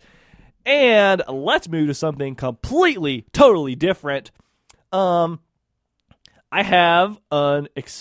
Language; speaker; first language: English; native; English